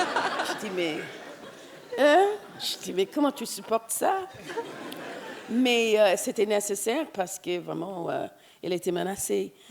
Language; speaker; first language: French; non-native, fluent; English